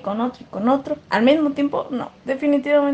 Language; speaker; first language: Spanish; native; Spanish